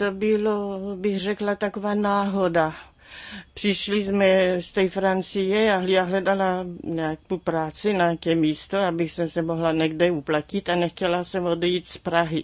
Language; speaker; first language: Czech; early bilingual, heritage; Czech